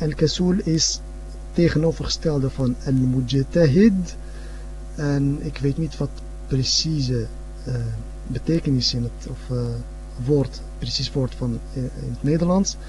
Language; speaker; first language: Dutch; early bilingual, other home language; Arabic